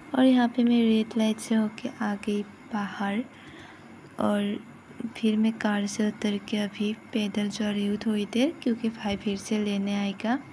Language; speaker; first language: Hindi; non-native, local second language; Assamese